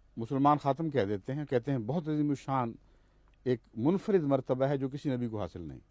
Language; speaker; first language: Urdu; native; Urdu